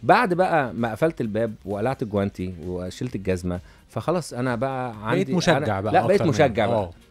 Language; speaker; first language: Arabic; native; Arabic